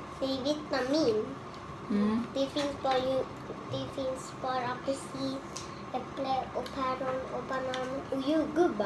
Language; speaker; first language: Swedish; early bilingual, other home language; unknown